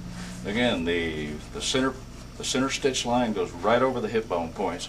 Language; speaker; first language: English; native; English